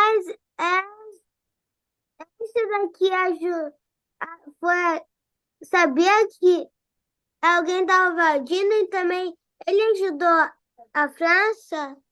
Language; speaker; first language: Portuguese; early bilingual, heritage; Portuguese